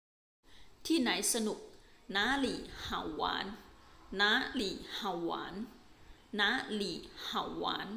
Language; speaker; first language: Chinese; non-native, fluent; Thai